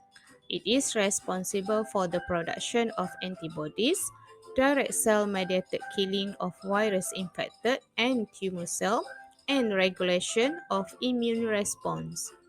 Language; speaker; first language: English; non-native, fluent; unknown